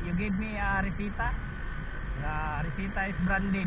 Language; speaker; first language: English; non-native, learner; Arabic